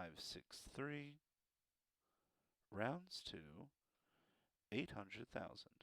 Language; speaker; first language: English; native; English